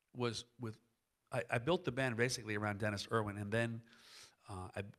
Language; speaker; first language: English; native; English